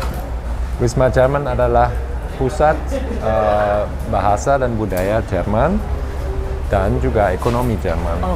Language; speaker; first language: Indonesian; non-native, fluent; German